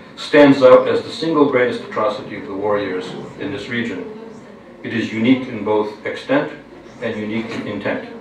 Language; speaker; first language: English; non-native, fluent; Lithuanian